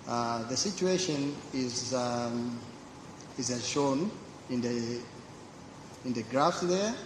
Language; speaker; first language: English; non-native, local second language; Swahili